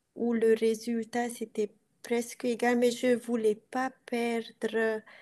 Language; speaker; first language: French; non-native, fluent; Romanian